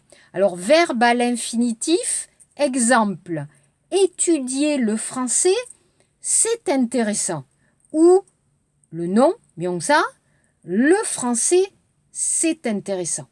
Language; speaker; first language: French; native; French